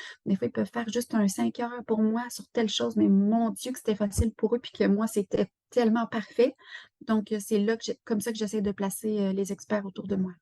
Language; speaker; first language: French; native; French